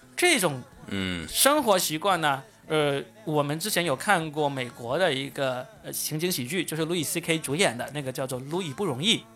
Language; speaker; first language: Chinese; native; Chinese